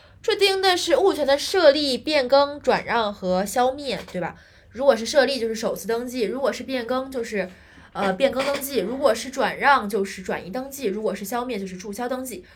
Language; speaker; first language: Chinese; native; Chinese